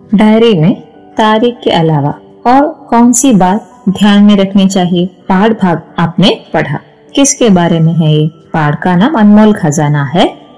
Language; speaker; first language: Hindi; non-native, local second language; Malayalam